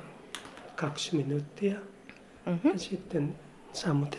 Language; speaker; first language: Finnish; non-native, learner; Japanese